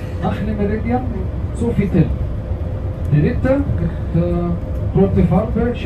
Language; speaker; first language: German; non-native, fluent; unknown